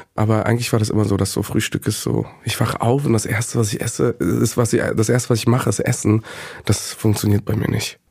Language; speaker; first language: German; early bilingual, other home language; Bosnian